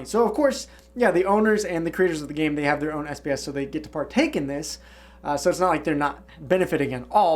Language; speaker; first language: English; native; English